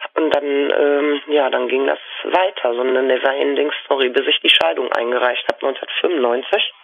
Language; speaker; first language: German; native; German